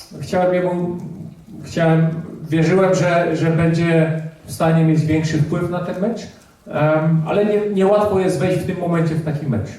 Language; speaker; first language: Polish; early bilingual, heritage; Polish